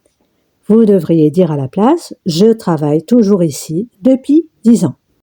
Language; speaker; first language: French; non-native, local second language; Arabic